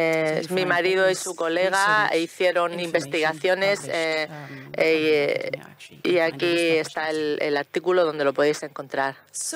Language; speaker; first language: Spanish; non-native, fluent; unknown